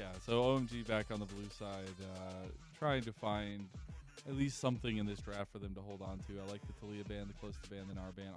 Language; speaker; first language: English; native; English